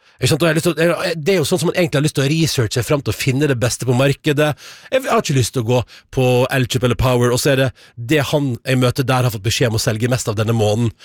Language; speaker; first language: Norwegian; native; Norwegian